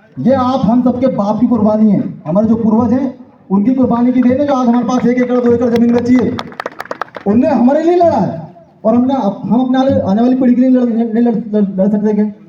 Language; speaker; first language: Hindi; native; Hindi